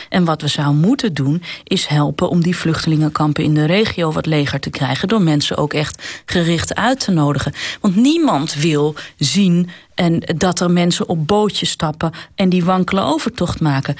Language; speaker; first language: Dutch; native; Dutch